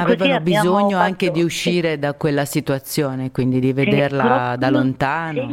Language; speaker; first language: Italian; native; Italian